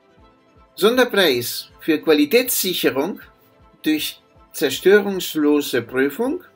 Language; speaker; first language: German; non-native, fluent; Spanish